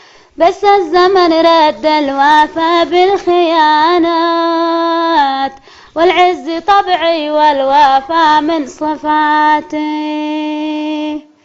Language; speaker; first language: Arabic; native; Arabic